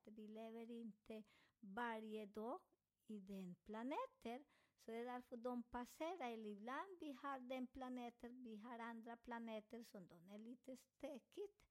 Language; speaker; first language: Swedish; non-native, learner; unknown